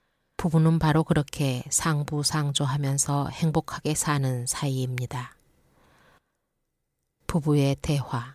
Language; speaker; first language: Korean; native; Korean